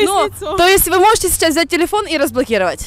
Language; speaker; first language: Russian; native; Russian